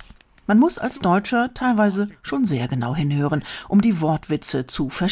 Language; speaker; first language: German; native; German